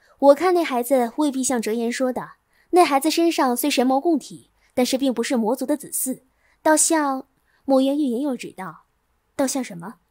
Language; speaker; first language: Chinese; native; Chinese